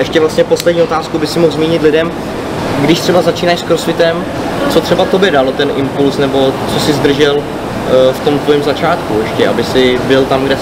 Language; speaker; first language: Czech; native; Czech